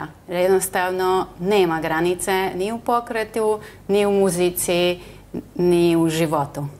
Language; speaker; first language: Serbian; non-native, local second language; Hungarian